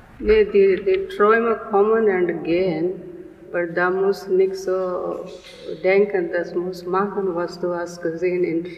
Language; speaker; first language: German; non-native, learner; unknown